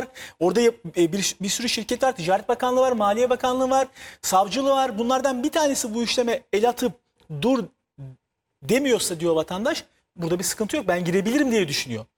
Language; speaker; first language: Turkish; native; Turkish